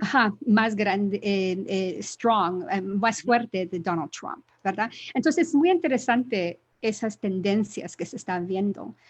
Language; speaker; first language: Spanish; early bilingual, other home language; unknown